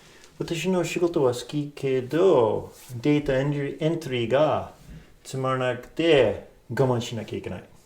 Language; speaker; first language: Japanese; non-native, fluent; English